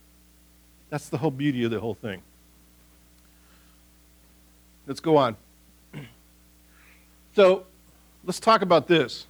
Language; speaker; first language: English; native; English